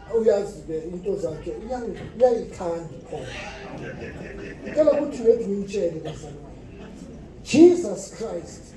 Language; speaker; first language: Zulu; native; Zulu